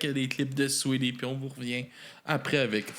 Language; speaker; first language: French; native; French